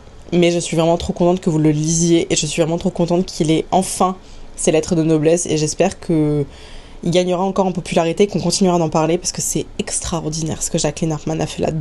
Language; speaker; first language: French; native; French